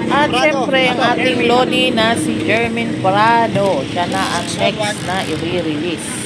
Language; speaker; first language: Filipino; native; Filipino